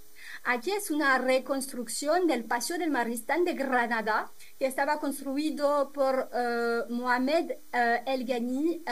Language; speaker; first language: Spanish; non-native, fluent; French